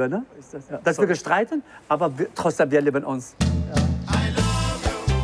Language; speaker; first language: German; non-native, learner; Arabic